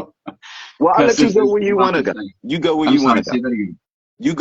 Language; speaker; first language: English; native; English